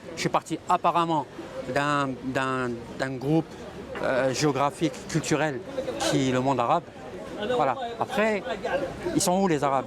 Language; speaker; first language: French; native; French